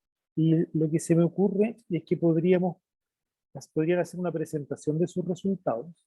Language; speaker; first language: Spanish; native; Spanish